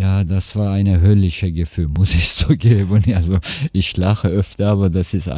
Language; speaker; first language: German; non-native, fluent; Turkish